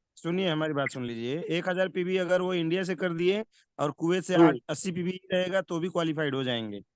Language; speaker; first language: Hindi; native; Hindi